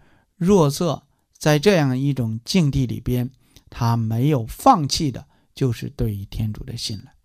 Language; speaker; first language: Chinese; native; Chinese